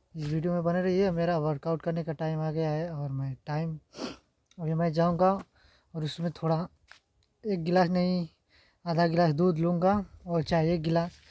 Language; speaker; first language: Hindi; native; Hindi